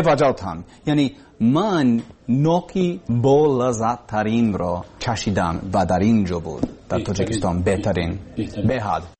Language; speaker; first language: Persian; non-native, learner; English